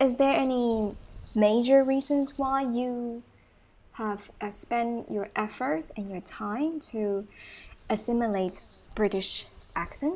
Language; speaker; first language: English; non-native, fluent; Chinese